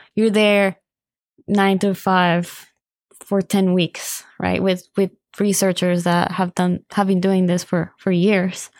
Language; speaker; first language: English; non-native, fluent; Spanish